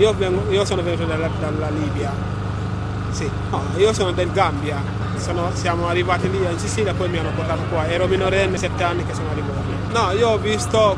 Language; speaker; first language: Italian; non-native, fluent; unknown